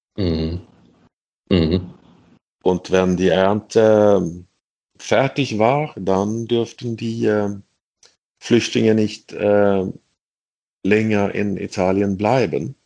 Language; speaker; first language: German; non-native, fluent; Swedish